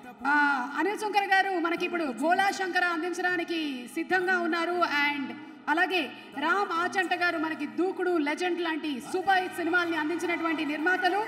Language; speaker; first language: Telugu; native; Telugu